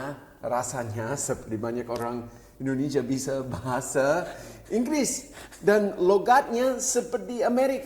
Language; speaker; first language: Indonesian; non-native, fluent; English